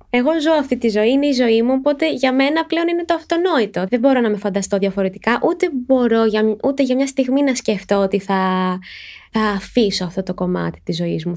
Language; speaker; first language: Greek; native; Greek